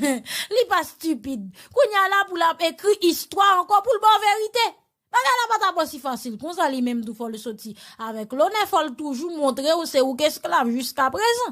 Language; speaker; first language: Haitian Creole; native; Haitian Creole